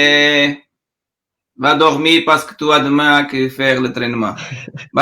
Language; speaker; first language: French; non-native, learner; Portuguese